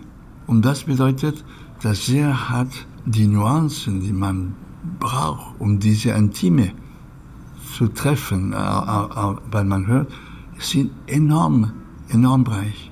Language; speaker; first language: German; non-native, learner; Catalan